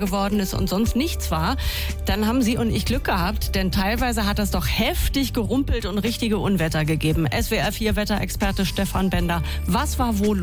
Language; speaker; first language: German; native; German